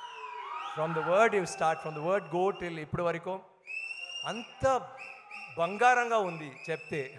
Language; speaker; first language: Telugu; non-native, learner; Tamil